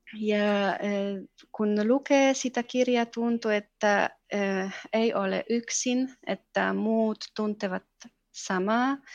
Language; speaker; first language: Finnish; non-native, fluent; Polish